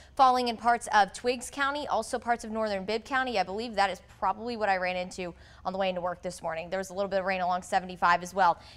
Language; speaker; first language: English; native; English